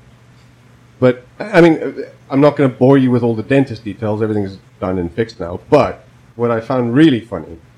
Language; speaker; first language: English; non-native, local second language; Afrikaans